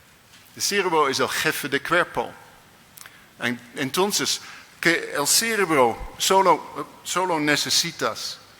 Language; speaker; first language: Spanish; non-native, learner; Dutch